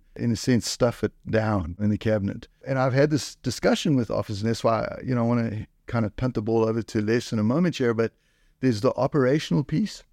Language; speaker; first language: English; native; English